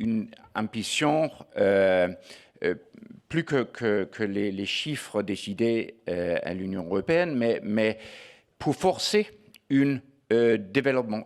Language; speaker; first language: French; non-native, fluent; Danish